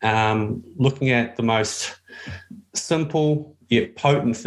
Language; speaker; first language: English; native; English